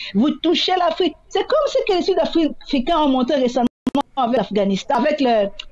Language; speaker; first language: French; non-native, local second language; Swahili